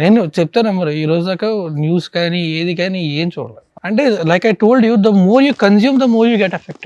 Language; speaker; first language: Telugu; native; Telugu